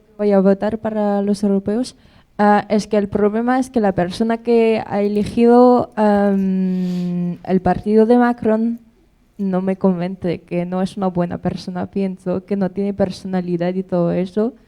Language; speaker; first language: Spanish; non-native, fluent; French